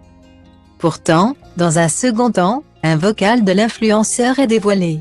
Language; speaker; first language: French; native; French